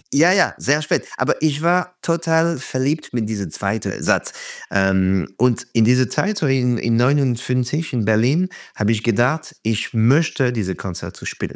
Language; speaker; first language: German; non-native, fluent; French